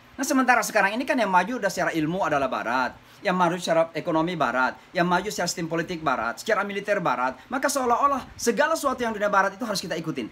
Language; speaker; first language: Indonesian; native; Indonesian